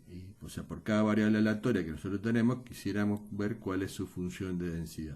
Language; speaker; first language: Spanish; native; Spanish